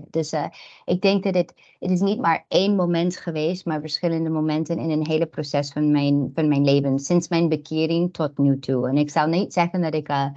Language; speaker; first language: Dutch; non-native, fluent; English